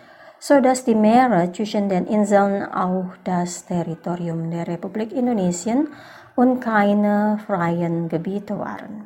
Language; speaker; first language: German; non-native, fluent; Indonesian